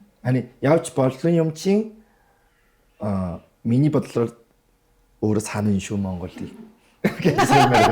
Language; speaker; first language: Mongolian; non-native, fluent; Korean